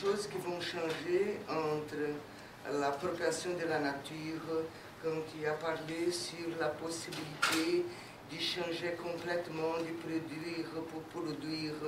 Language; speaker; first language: French; non-native, fluent; Portuguese